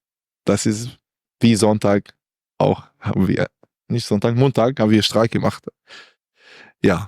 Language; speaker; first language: German; non-native, learner; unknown